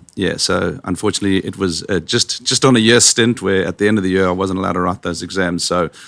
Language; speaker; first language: English; native; English